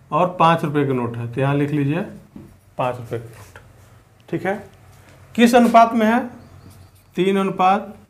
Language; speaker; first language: Hindi; native; Hindi